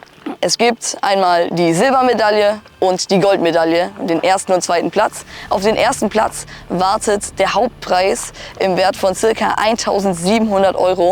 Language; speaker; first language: German; native; German